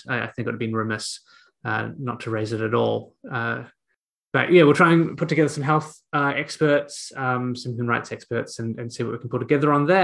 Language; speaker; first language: English; native; English